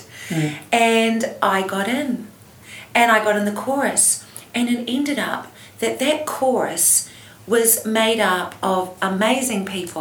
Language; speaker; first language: English; native; English